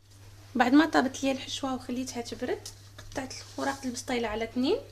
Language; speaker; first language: Arabic; native; Arabic